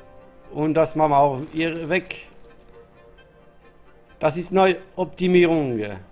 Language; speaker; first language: German; non-native, learner; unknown